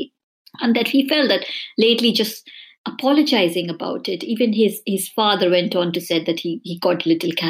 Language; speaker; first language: English; non-native, local second language; Hindi